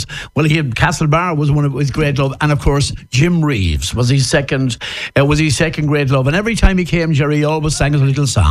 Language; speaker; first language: English; native; English